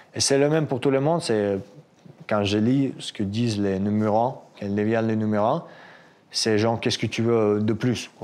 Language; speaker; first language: French; non-native, fluent; Russian